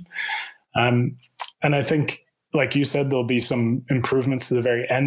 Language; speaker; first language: English; native; English